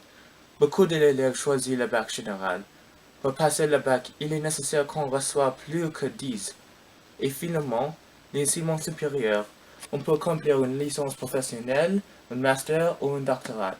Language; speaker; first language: French; non-native, learner; English